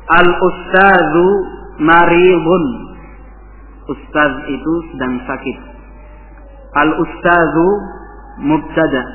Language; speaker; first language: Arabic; non-native, fluent; Indonesian